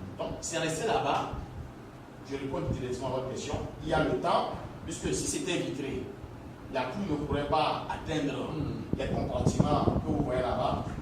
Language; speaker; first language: French; non-native, local second language; Ewe